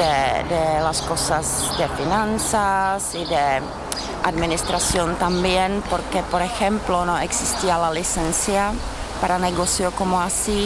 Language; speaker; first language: Spanish; non-native, fluent; Czech